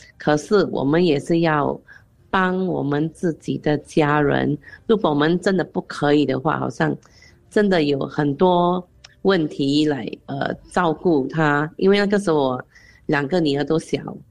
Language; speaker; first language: Chinese; non-native, local second language; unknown